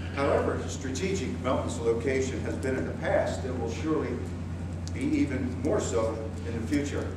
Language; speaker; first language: English; native; English